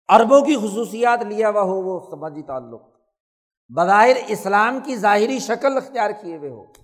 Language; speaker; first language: Urdu; non-native, local second language; Punjabi